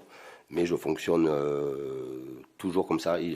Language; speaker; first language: French; native; French